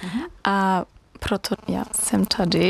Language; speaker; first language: Czech; non-native, learner; German